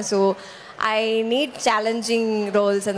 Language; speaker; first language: Tamil; non-native, local second language; Malayalam